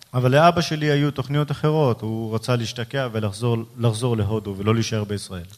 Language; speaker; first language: Hebrew; early bilingual, other home language; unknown